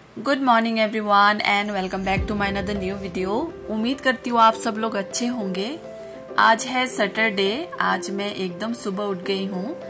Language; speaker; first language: Hindi; non-native, local second language; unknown